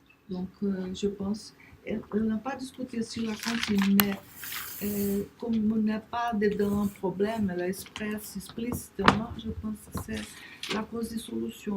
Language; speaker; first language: French; non-native, learner; Portuguese